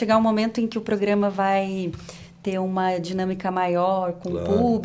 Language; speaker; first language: Portuguese; native; Portuguese